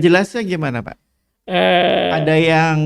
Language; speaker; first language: Indonesian; native; Indonesian